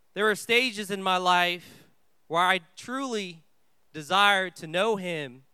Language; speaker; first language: English; early bilingual, other home language; Vietnamese